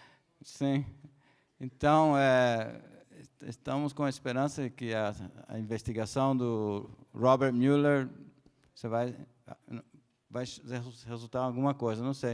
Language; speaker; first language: Portuguese; non-native, fluent; Spanish